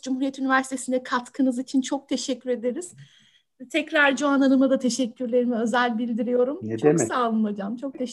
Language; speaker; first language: Turkish; native; Turkish